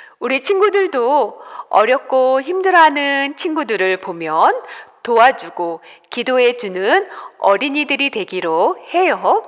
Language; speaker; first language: Korean; native; Korean